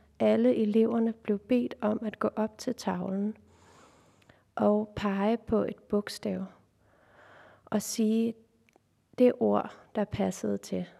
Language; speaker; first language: Danish; native; Danish